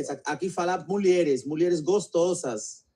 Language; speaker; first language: Portuguese; non-native, learner; Spanish